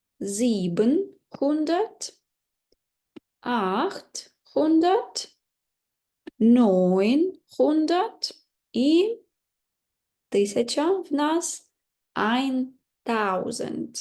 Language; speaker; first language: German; non-native, fluent; Ukrainian